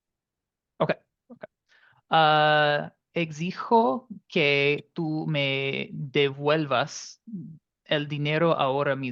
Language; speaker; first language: Spanish; non-native, learner; English